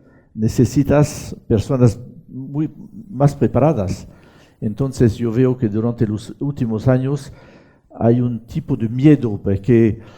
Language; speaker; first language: Spanish; non-native, fluent; French